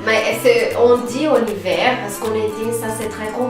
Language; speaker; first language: French; non-native, fluent; Portuguese